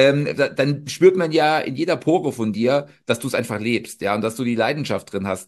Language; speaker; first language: German; native; German